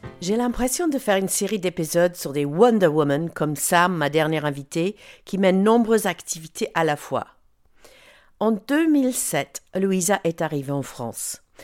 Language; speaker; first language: French; non-native, fluent; English